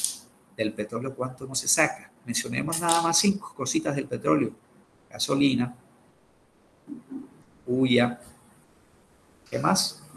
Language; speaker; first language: Spanish; native; Spanish